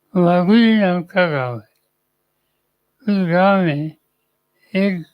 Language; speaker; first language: Hindi; non-native, local second language; Marathi